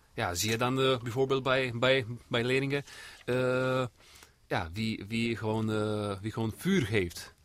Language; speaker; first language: Dutch; non-native, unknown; Serbian